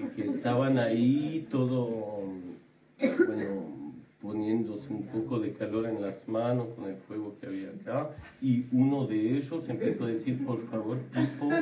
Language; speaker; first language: Spanish; non-native, fluent; French